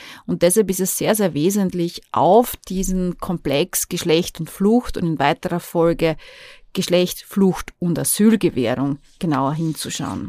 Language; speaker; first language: German; native; German